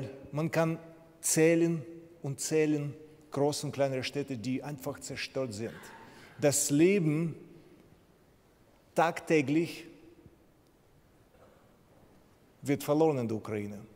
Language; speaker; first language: German; non-native, fluent; Ukrainian